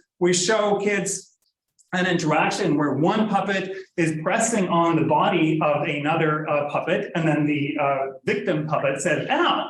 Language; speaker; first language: English; non-native, fluent; Norwegian